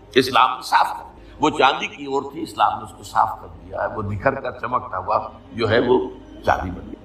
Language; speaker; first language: Urdu; native; Urdu